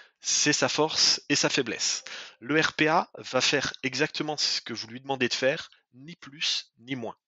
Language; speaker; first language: French; native; French